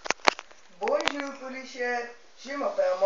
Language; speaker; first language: French; non-native, learner; Dutch